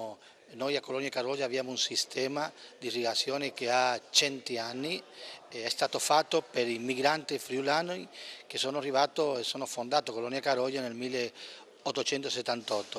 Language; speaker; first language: Italian; non-native, fluent; Spanish